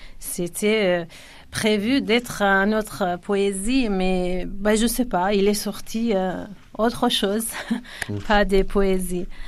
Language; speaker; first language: French; non-native, fluent; Kurdish